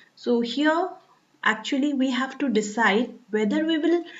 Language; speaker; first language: English; non-native, local second language; Assamese